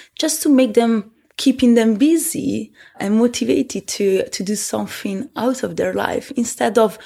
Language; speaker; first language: English; early bilingual, heritage; Italian